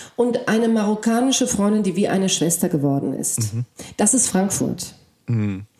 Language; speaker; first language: German; early bilingual, other home language; Polish